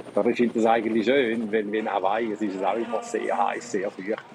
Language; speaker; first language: German; native; German